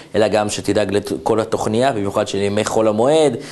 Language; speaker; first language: Hebrew; native; Hebrew